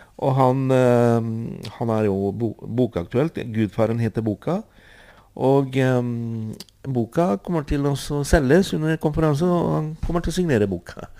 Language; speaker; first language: Norwegian; non-native, fluent; Spanish